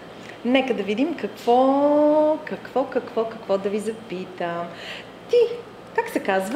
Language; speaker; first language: Bulgarian; native; Bulgarian